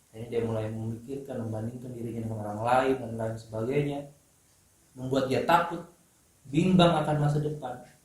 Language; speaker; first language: Indonesian; native; Indonesian